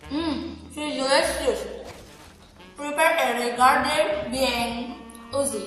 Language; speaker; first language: French; non-native, learner; Indonesian